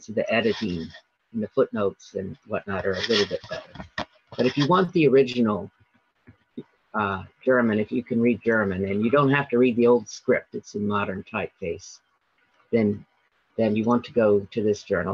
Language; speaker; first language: English; native; English